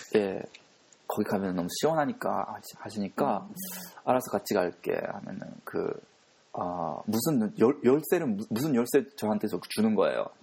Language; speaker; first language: Korean; non-native, fluent; Japanese